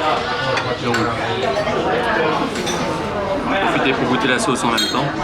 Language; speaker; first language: French; native; French